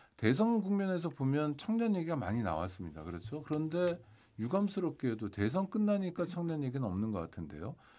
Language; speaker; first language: Korean; native; Korean